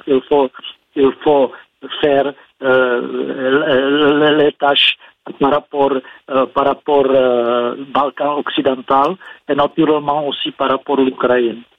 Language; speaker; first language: French; non-native, fluent; Czech